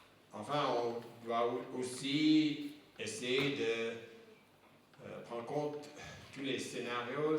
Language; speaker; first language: French; non-native, fluent; English